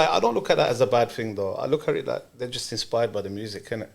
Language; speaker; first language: English; native; English